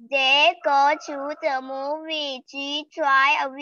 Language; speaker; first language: English; non-native, learner; Thai